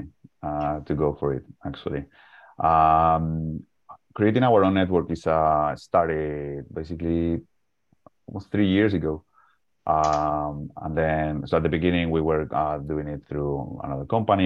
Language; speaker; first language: English; non-native, fluent; Spanish